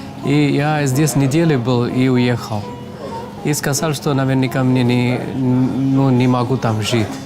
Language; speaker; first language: Russian; non-native, fluent; Tamil